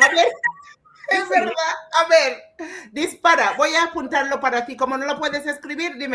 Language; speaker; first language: Spanish; non-native, fluent; English